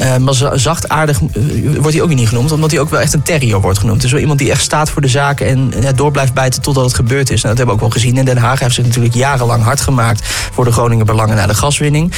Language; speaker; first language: Dutch; native; Dutch